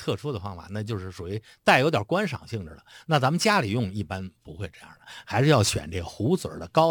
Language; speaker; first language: Chinese; native; Chinese